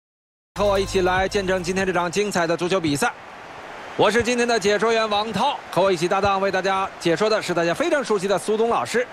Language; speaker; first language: Chinese; native; Chinese